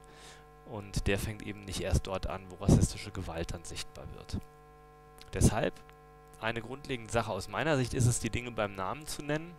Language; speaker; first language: German; native; German